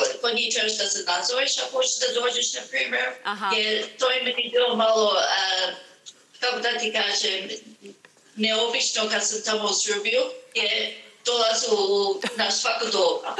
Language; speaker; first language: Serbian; early bilingual, heritage; Serbian